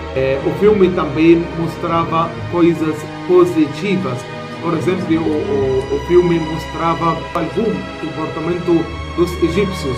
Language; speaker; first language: Portuguese; non-native, fluent; Arabic